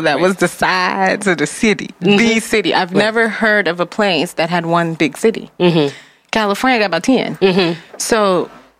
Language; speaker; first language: English; early bilingual, other home language; Jamaican Creole English